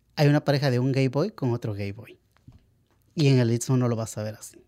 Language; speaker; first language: Spanish; native; Spanish